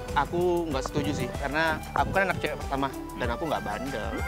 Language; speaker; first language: Indonesian; native; Indonesian